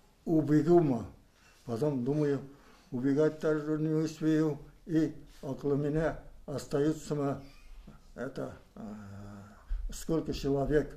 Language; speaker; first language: Russian; non-native, local second language; Tatar